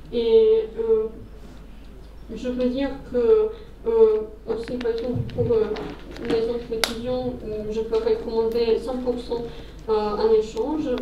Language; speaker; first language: French; non-native, fluent; Serbian